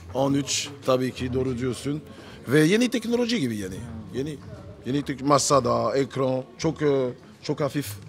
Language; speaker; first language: Turkish; non-native, learner; French